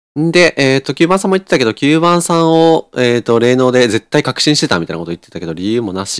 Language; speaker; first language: Japanese; native; Japanese